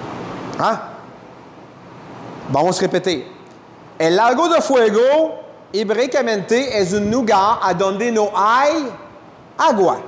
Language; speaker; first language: Spanish; non-native, fluent; French